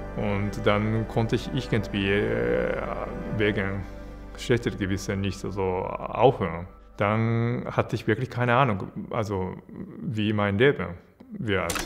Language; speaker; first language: German; non-native, fluent; Japanese